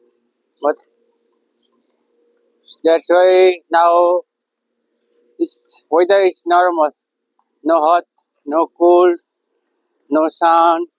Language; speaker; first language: English; non-native, learner; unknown